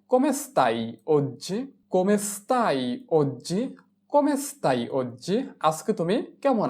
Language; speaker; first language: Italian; non-native, fluent; Bangla